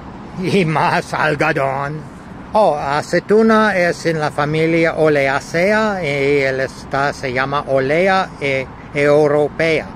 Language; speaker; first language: Spanish; non-native, learner; English